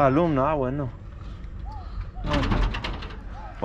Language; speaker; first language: Spanish; non-native, fluent; English